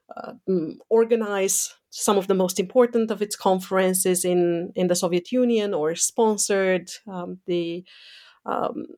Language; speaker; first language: English; non-native, fluent; Romanian